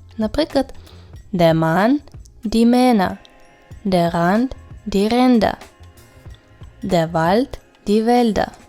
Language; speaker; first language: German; non-native, fluent; Ukrainian